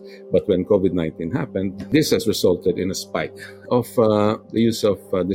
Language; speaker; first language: English; non-native, local second language; Filipino